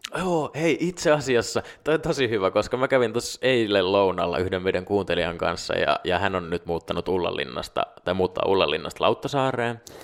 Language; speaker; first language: Finnish; non-native, local second language; Swedish